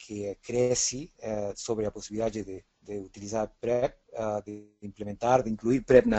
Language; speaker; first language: Portuguese; non-native, fluent; Spanish